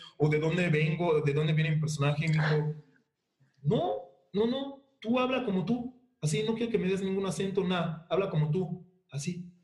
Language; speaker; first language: Spanish; early bilingual, other home language; Haitian Creole